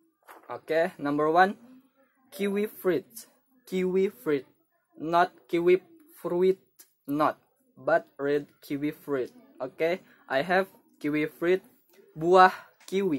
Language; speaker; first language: English; non-native, learner; Indonesian